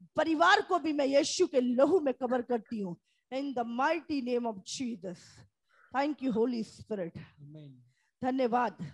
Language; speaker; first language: Hindi; native; Hindi